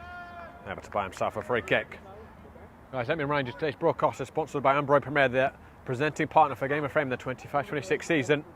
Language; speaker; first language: English; native; English